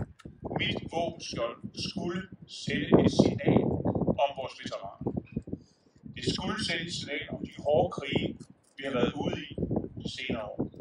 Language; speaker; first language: Danish; native; Danish